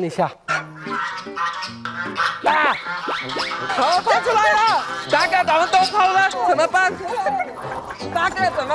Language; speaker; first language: Chinese; non-native, fluent; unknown